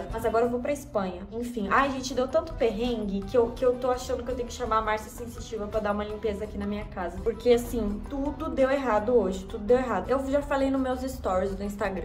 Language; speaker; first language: Portuguese; native; Portuguese